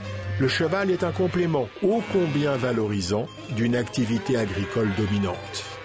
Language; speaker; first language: French; native; French